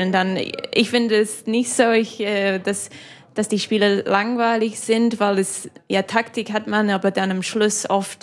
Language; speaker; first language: German; non-native, fluent; English